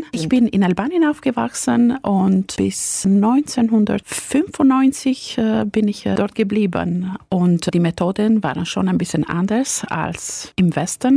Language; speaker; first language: German; non-native, fluent; Albanian